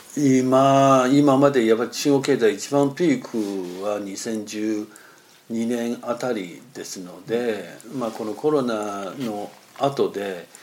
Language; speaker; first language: Japanese; non-native, fluent; Chinese